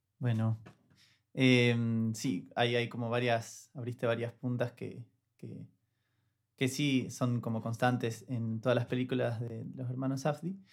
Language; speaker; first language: Spanish; native; Spanish